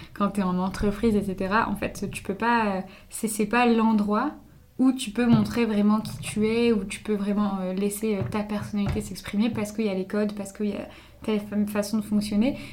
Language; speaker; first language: French; native; French